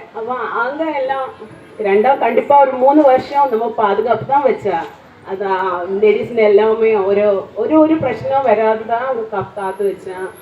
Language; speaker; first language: Tamil; non-native, learner; Malayalam